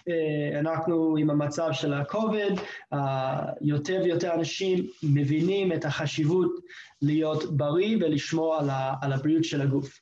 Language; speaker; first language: Hebrew; non-native, fluent; English